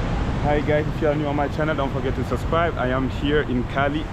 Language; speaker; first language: English; non-native, fluent; French